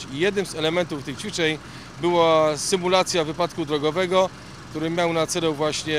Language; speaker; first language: Polish; native; Polish